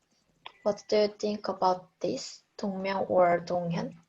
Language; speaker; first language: English; non-native, learner; Korean